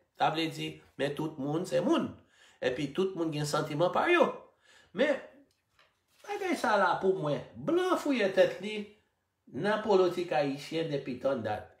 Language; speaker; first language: Haitian Creole; non-native, fluent; English